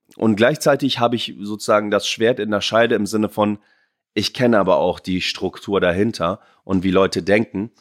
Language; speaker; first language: German; native; German